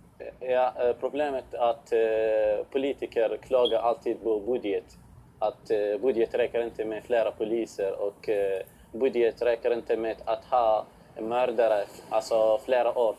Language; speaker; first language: Swedish; non-native, fluent; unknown